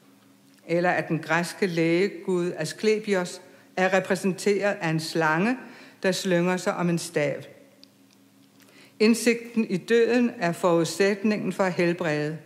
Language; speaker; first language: Danish; native; Danish